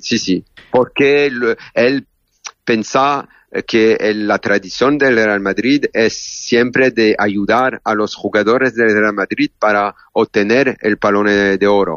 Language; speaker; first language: Spanish; non-native, learner; French